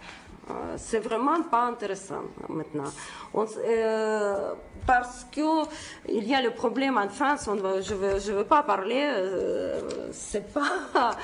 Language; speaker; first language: French; non-native, fluent; Russian